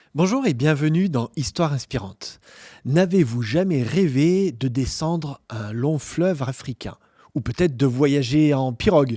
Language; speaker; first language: French; native; French